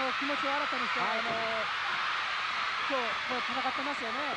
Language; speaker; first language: Japanese; native; Japanese